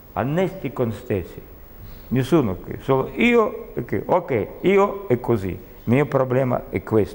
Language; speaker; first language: Italian; non-native, learner; Russian